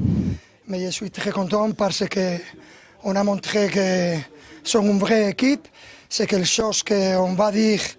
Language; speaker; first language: French; non-native, learner; Spanish